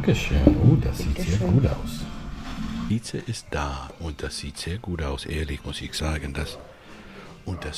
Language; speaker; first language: German; non-native, learner; English